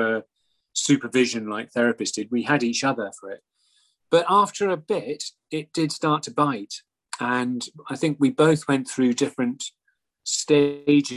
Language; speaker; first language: English; native; English